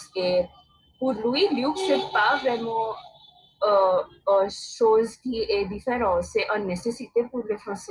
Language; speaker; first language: French; non-native, learner; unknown